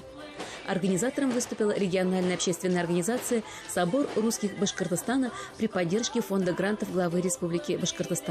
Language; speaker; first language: Russian; native; Russian